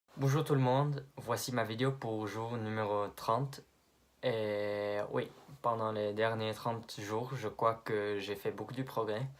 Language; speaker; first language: French; non-native, fluent; English